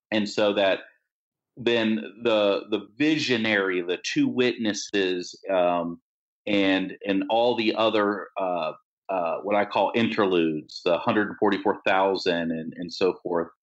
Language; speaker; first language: English; native; English